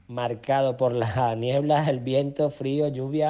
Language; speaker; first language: Spanish; native; Spanish